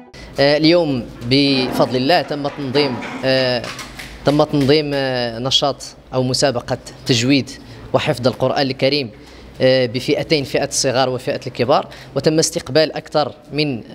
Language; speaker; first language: Arabic; native; Arabic